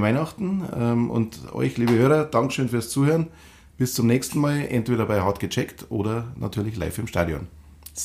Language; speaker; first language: German; native; German